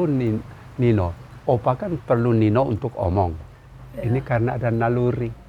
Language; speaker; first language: Indonesian; non-native, local second language; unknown